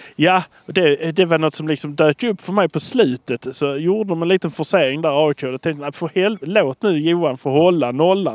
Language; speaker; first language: Swedish; native; Swedish